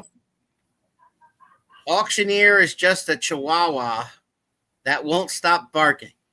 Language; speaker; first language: English; native; English